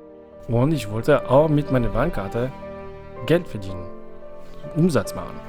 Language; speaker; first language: German; non-native, fluent; French